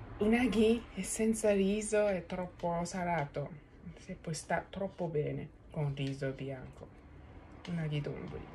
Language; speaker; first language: Italian; non-native, learner; Japanese